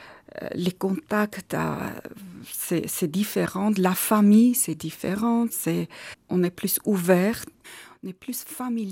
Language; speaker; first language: French; non-native, learner; Armenian